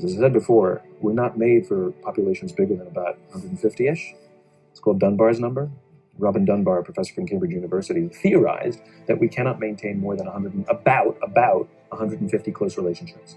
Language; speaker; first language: English; native; English